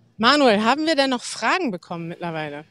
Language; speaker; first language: German; native; German